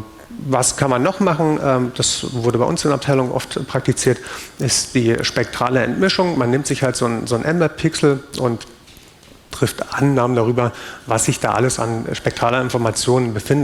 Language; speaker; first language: German; native; German